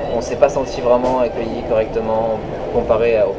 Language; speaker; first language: French; native; French